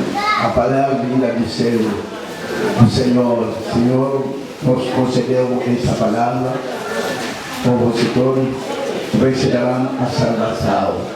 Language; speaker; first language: Portuguese; non-native, learner; Lingala